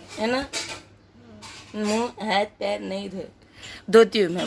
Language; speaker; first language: Hindi; native; Hindi